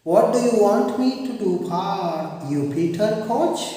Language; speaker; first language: English; non-native, local second language; Marathi